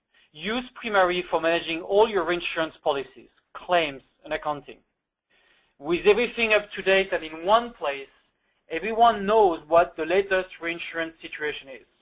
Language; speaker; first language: English; non-native, fluent; French